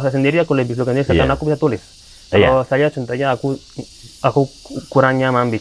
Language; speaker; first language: Indonesian; non-native, fluent; Italian